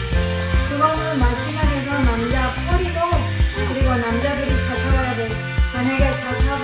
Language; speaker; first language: Korean; non-native, learner; Spanish